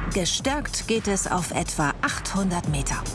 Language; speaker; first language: German; native; German